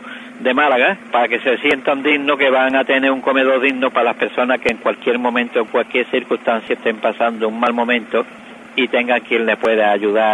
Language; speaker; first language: Spanish; native; Spanish